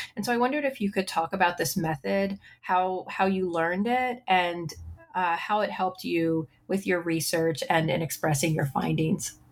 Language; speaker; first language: English; native; English